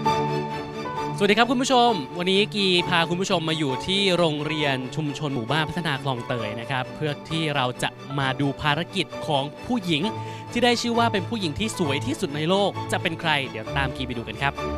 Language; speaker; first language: Thai; native; Thai